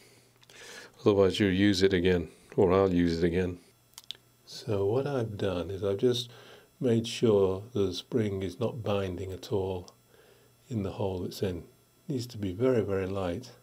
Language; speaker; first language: English; native; English